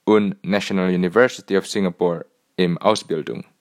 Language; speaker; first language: German; non-native, learner; Indonesian